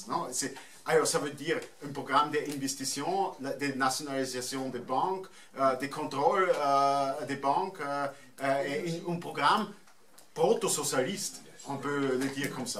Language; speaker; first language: French; non-native, fluent; German